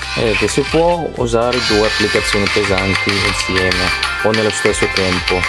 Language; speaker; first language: Italian; non-native, fluent; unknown